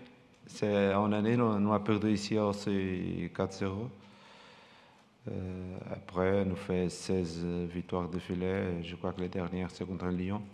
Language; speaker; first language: French; non-native, fluent; Portuguese